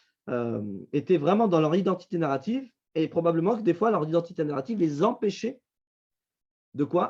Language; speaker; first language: French; native; French